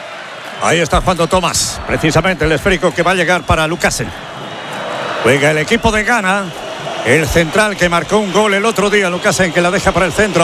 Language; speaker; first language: Spanish; native; Spanish